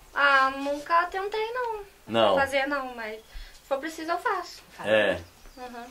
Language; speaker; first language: Portuguese; native; Portuguese